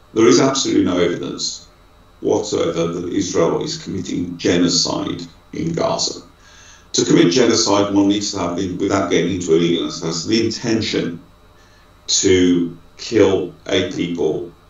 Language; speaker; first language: English; native; English